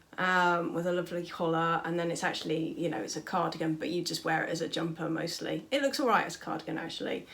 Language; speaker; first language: English; native; English